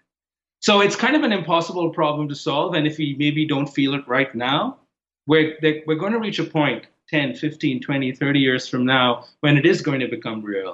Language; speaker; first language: English; non-native, local second language; Hindi